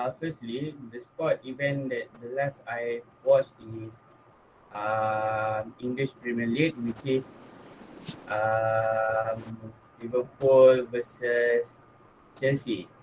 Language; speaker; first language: English; non-native, local second language; Malay